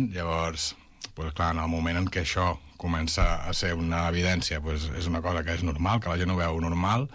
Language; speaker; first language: Catalan; native; Catalan